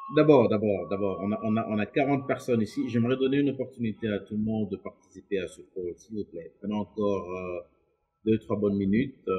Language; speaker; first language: French; non-native, local second language; Lingala